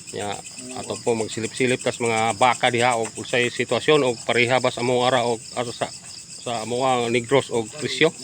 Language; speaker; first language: Cebuano; native; Cebuano